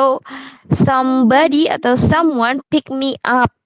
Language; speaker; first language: English; non-native, fluent; Indonesian